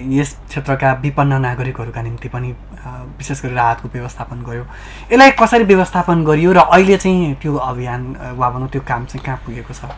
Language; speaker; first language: Nepali; native; Nepali